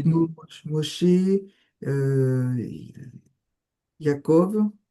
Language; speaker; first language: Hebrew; non-native, learner; French